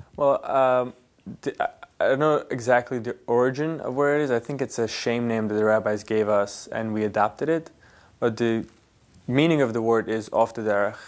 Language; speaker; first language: English; early bilingual, other home language; Yiddish